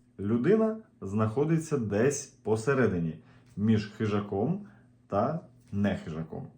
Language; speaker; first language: Ukrainian; native; Ukrainian